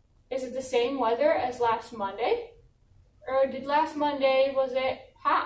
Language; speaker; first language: English; native; English